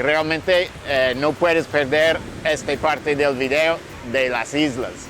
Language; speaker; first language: Spanish; non-native, fluent; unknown